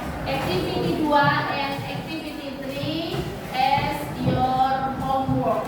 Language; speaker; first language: English; non-native, learner; Indonesian